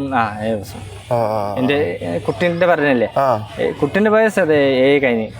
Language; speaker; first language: Malayalam; non-native, fluent; Bangla